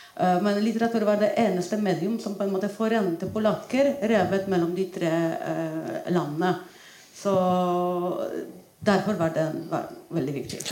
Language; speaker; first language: Norwegian; non-native, fluent; Polish